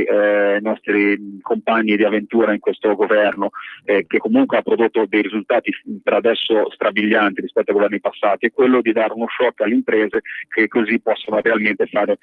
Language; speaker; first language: Italian; native; Italian